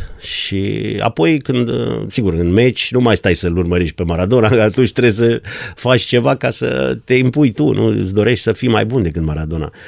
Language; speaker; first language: Romanian; non-native, local second language; German